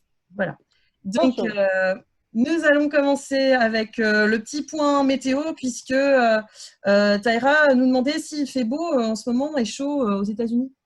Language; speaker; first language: French; native; French